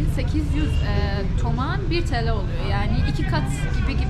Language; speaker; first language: Turkish; non-native, fluent; Persian